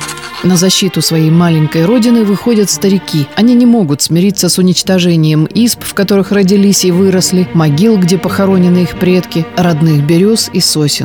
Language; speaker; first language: Russian; native; Russian